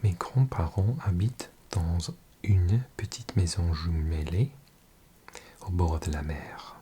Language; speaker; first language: French; non-native, learner; English